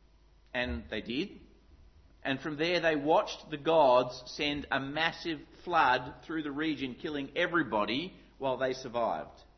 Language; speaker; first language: English; native; English